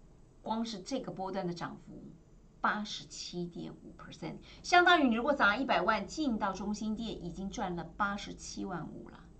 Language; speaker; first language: Chinese; native; Chinese